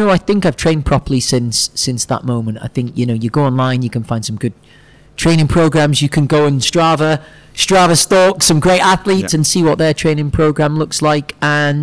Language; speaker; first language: English; native; English